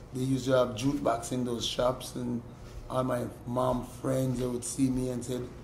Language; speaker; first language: English; native; English